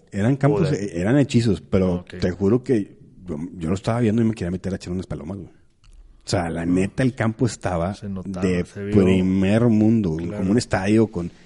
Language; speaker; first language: Spanish; native; Spanish